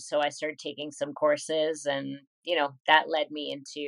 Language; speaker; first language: English; native; English